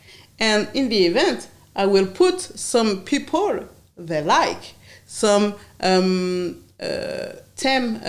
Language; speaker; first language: English; non-native, learner; French